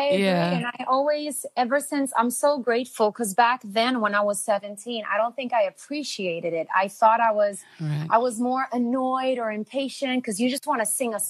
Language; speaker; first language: English; non-native, fluent; Albanian